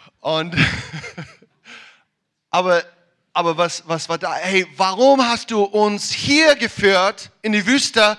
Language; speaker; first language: German; non-native, learner; English